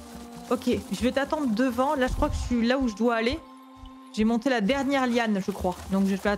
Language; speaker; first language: French; native; French